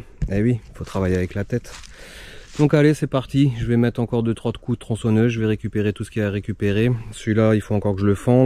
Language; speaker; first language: French; native; French